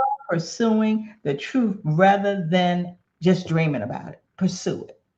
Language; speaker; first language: English; native; English